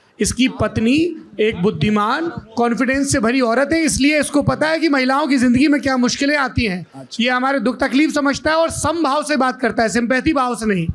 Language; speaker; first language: Hindi; native; Hindi